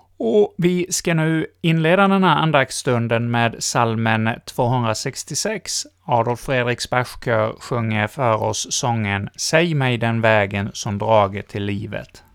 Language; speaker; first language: Swedish; native; Swedish